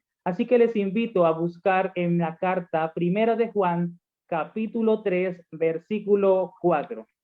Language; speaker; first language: Spanish; native; Spanish